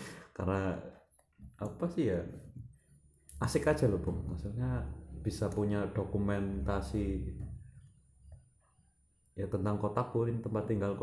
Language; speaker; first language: Indonesian; non-native, local second language; Javanese